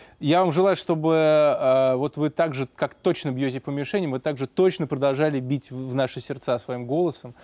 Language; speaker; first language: Russian; native; Russian